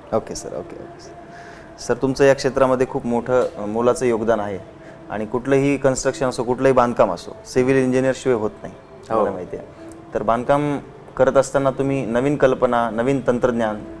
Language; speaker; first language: Marathi; native; Marathi